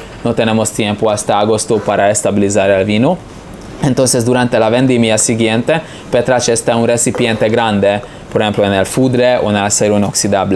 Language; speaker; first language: Spanish; non-native, fluent; Hungarian